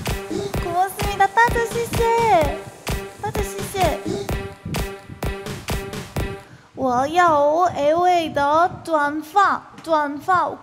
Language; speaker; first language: Chinese; non-native, learner; Korean